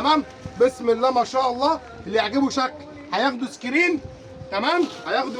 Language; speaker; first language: Arabic; native; Arabic